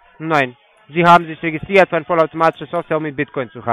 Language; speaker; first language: German; non-native, fluent; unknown